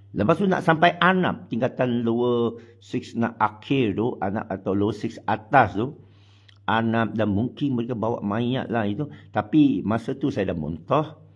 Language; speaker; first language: Malay; non-native, local second language; Chinese